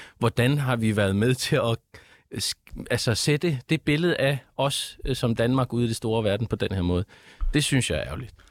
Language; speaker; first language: Danish; early bilingual, other home language; Arabic